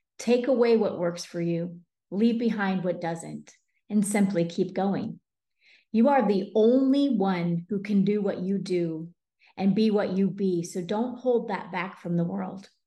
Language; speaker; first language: English; native; English